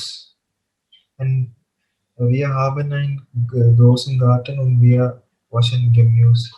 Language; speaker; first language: German; non-native, learner; Malayalam